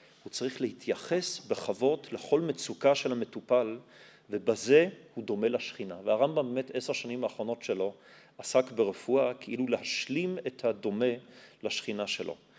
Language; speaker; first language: Hebrew; non-native, fluent; German